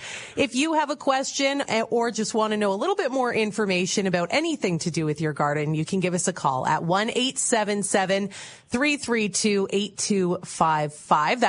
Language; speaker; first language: English; native; English